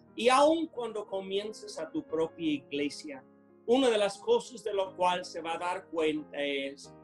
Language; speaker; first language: Spanish; non-native, fluent; English